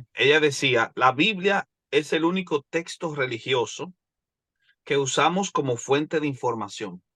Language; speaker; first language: Spanish; native; Spanish